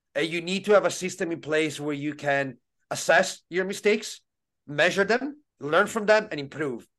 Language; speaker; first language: English; non-native, fluent; Italian